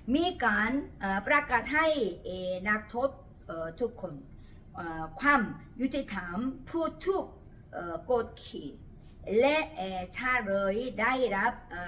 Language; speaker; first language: Thai; non-native, fluent; Korean